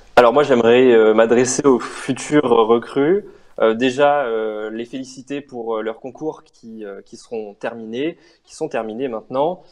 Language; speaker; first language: French; native; French